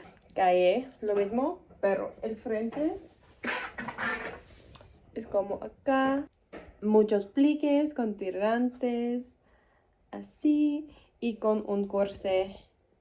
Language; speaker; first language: Spanish; non-native, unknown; English